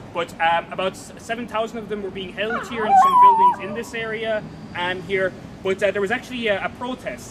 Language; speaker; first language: English; native; English